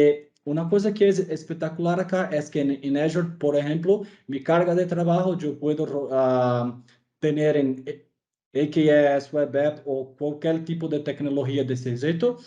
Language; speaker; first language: Spanish; non-native, fluent; Portuguese